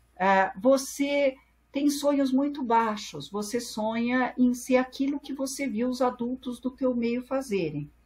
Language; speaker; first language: Portuguese; early bilingual, other home language; French